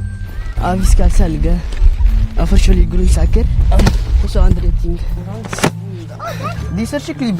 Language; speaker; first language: Norwegian; non-native, learner; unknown